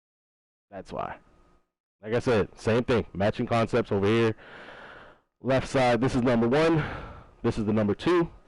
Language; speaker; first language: English; native; English